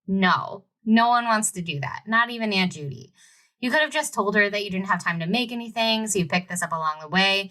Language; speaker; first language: English; native; English